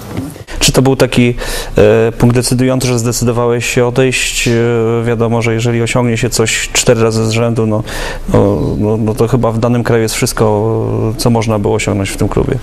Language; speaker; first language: Polish; native; Polish